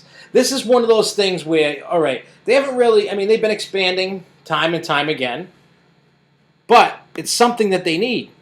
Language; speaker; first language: English; native; English